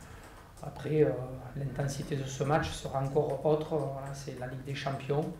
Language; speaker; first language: French; native; French